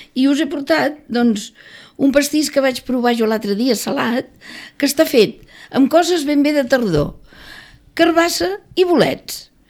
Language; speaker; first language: Catalan; native; Catalan